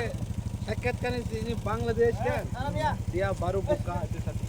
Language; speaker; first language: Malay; non-native, learner; Bangla